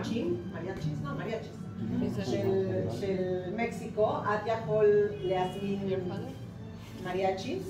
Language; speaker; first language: Hebrew; non-native, learner; Spanish